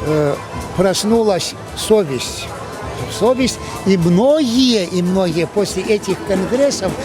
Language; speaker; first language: Russian; non-native, local second language; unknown